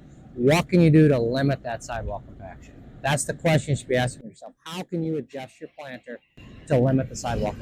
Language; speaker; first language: English; native; English